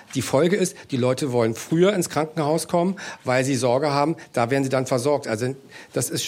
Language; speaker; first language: German; native; German